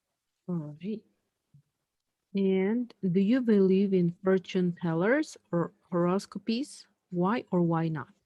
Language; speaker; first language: English; non-native, fluent; Spanish